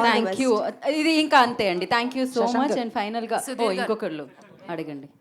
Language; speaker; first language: Telugu; native; Telugu